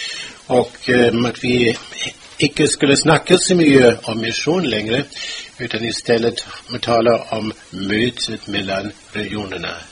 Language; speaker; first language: Swedish; non-native, fluent; German